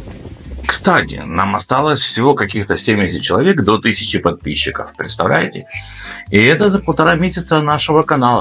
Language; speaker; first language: Russian; native; Russian